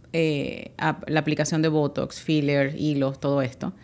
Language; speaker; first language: Spanish; native; Spanish